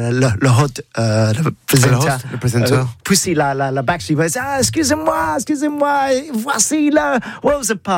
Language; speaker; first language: French; non-native, learner; English